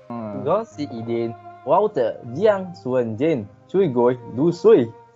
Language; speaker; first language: Chinese; non-native, learner; Malay